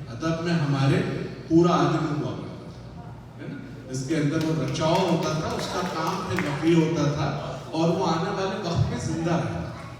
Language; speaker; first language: Urdu; native; Urdu